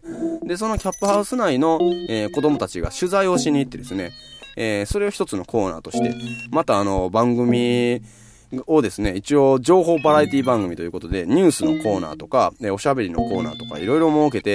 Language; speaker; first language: Japanese; native; Japanese